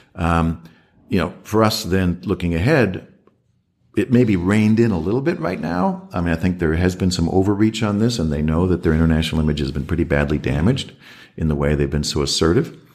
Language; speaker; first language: English; native; English